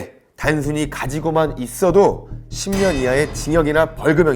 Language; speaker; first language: Korean; native; Korean